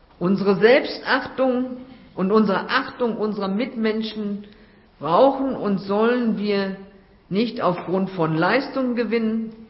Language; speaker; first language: German; native; German